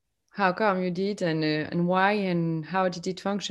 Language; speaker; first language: English; non-native, fluent; French